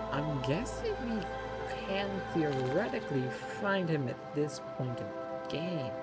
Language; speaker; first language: English; native; English